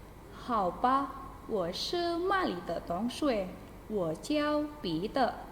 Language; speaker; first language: Chinese; non-native, fluent; Indonesian